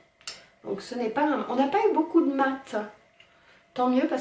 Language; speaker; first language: French; native; French